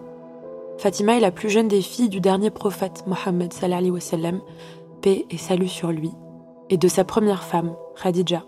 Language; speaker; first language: French; early bilingual, other home language; Arabic